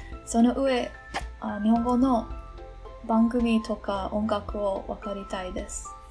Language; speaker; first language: Japanese; non-native, learner; English